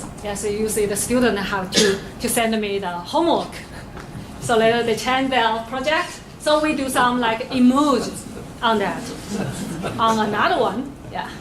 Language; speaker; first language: English; non-native, learner; Chinese